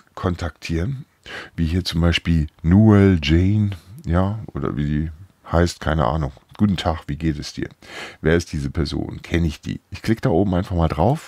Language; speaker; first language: German; native; German